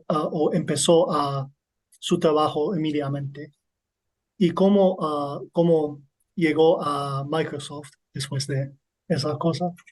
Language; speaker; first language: Spanish; non-native, learner; English